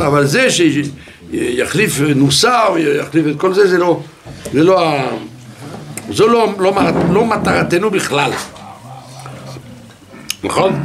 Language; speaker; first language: Hebrew; non-native, fluent; French